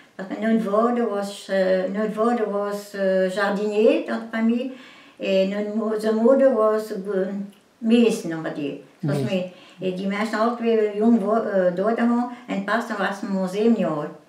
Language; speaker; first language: Dutch; early bilingual, heritage; French